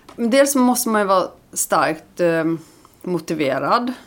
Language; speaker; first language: Swedish; early bilingual, other home language; Icelandic